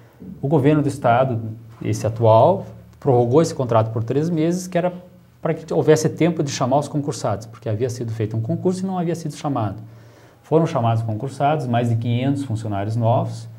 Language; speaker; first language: Portuguese; native; Portuguese